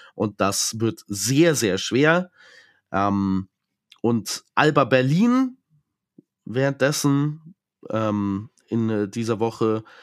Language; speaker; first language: German; native; German